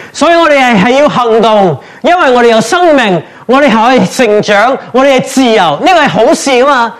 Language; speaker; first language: Cantonese; non-native, fluent; English